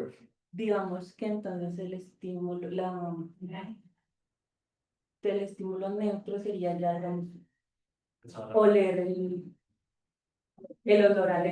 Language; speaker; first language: Spanish; native; Spanish